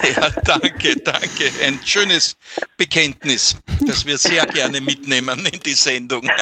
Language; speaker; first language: German; native; German